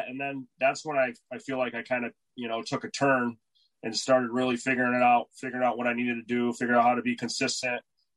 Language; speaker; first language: English; native; English